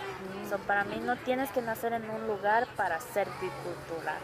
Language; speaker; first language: Spanish; early bilingual, other home language; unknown